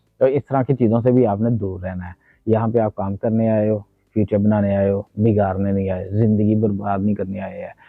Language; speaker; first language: Urdu; non-native, local second language; Punjabi